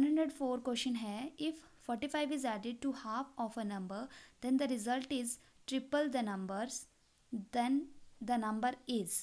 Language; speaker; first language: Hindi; native; Hindi